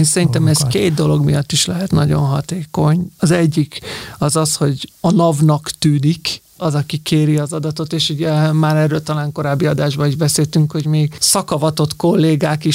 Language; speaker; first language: Hungarian; native; Hungarian